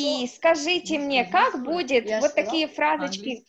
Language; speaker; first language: Russian; native; Russian